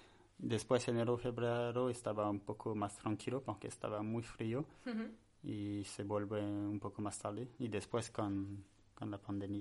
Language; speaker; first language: Spanish; non-native, learner; French